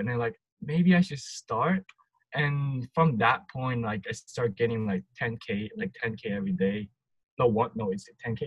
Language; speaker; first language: English; non-native, fluent; Turkish